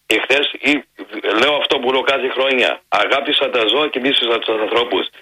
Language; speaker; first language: Greek; early bilingual, heritage; Greek